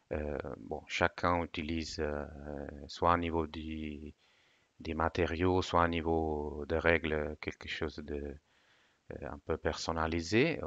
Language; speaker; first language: French; non-native, fluent; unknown